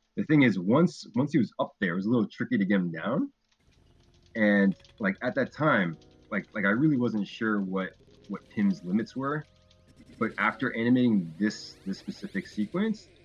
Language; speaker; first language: English; native; English